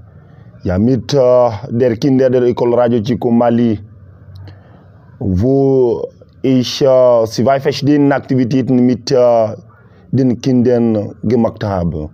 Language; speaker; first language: German; non-native, learner; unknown